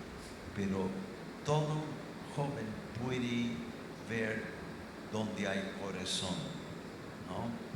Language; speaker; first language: Spanish; non-native, fluent; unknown